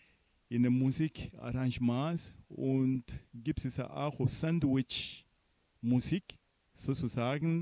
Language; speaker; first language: German; non-native, fluent; Portuguese